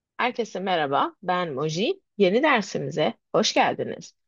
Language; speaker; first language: Turkish; non-native, fluent; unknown